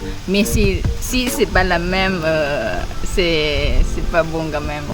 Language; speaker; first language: French; non-native, learner; Thai